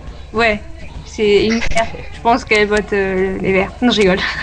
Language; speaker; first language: French; native; French